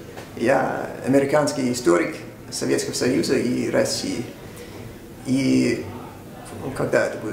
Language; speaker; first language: Russian; non-native, fluent; English